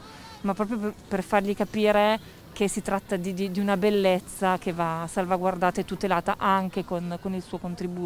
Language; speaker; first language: Italian; native; Italian